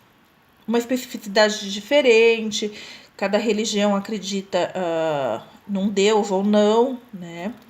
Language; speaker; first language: Portuguese; native; Portuguese